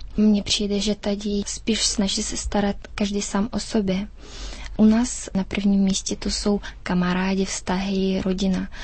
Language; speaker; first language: Czech; early bilingual, heritage; Czech